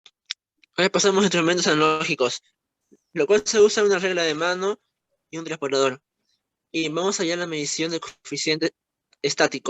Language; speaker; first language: Spanish; native; Spanish